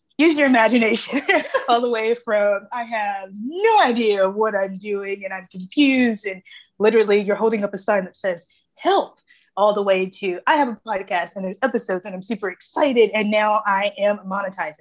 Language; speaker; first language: English; native; English